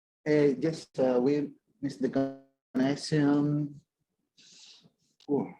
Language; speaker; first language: English; non-native, fluent; Spanish